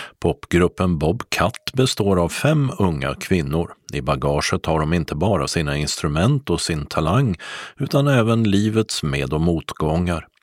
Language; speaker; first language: Swedish; native; Swedish